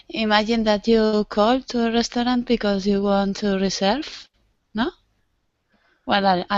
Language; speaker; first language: English; non-native, learner; Spanish